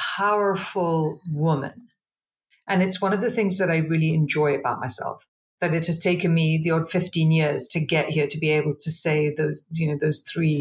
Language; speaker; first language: English; non-native, local second language; Punjabi